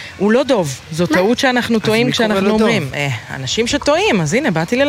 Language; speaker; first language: Hebrew; native; Hebrew